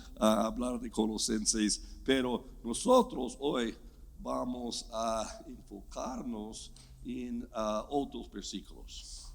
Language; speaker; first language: Spanish; non-native, fluent; English